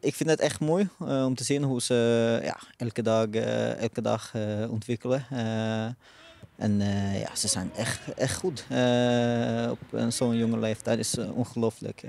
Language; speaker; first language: Dutch; non-native, fluent; Norwegian